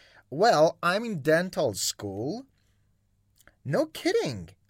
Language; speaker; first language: English; non-native, fluent; Persian